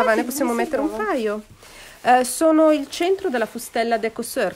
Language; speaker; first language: Italian; native; Italian